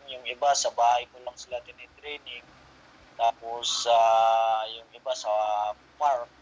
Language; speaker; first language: Filipino; non-native, local second language; Cebuano